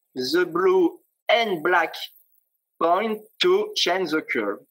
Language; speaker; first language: English; non-native, fluent; French